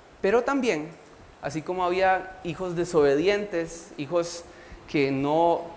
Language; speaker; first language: Spanish; native; Spanish